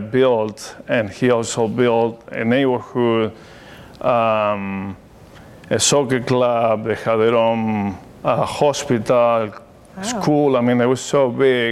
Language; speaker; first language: English; non-native, fluent; Spanish